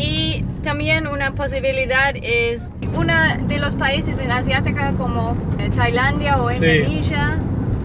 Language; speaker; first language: Spanish; non-native, learner; English